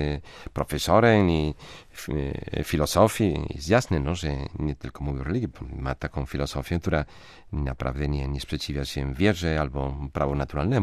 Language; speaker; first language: Polish; non-native, fluent; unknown